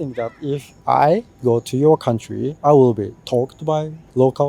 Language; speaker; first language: English; non-native, fluent; Japanese